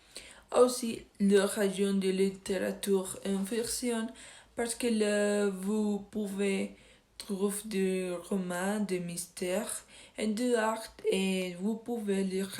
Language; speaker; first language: French; non-native, learner; Spanish